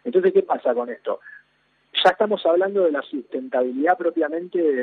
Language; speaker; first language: Spanish; native; Spanish